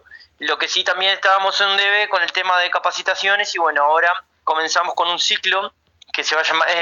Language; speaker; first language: Spanish; native; Spanish